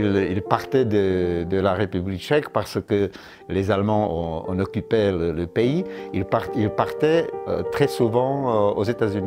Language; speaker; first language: French; non-native, fluent; Czech